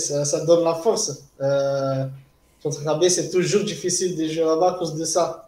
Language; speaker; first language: French; non-native, fluent; Portuguese